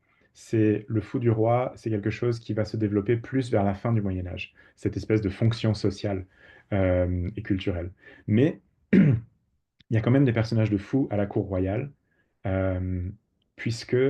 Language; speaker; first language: French; native; French